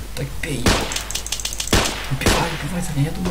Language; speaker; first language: Russian; native; Russian